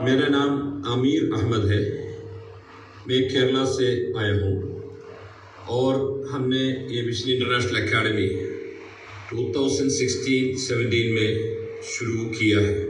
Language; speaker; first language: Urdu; non-native, local second language; Malayalam